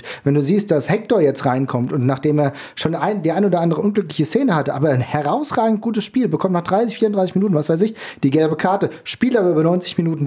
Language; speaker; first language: German; native; German